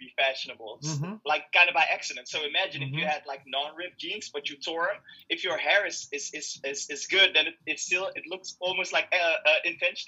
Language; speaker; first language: English; non-native, fluent; Dutch